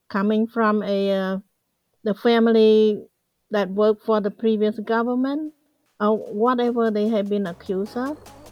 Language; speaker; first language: English; non-native, fluent; Khmer